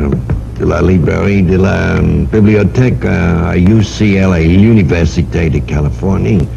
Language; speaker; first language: French; non-native, learner; English